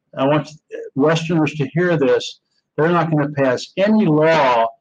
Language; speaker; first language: English; native; English